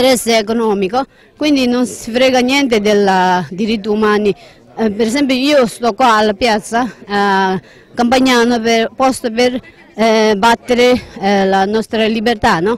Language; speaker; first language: Italian; non-native, learner; Tibetan